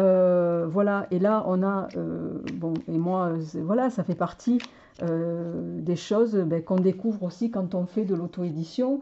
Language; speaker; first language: French; native; French